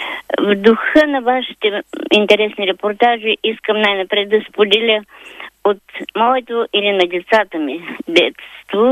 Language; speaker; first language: Bulgarian; native; Bulgarian